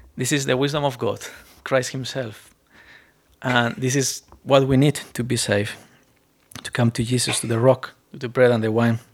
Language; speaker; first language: English; non-native, fluent; Spanish